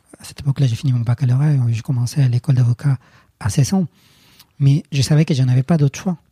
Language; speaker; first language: French; non-native, fluent; Spanish